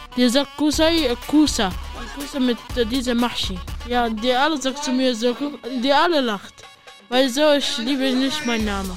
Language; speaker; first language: German; non-native, learner; Arabic